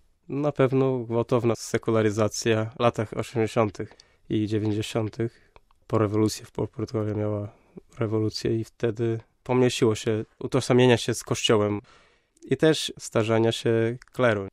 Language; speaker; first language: Polish; non-native, fluent; Portuguese